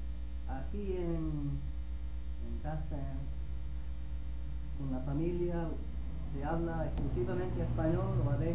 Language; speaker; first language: Spanish; non-native, fluent; English